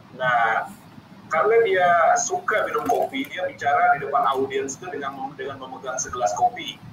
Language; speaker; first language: Indonesian; native; Indonesian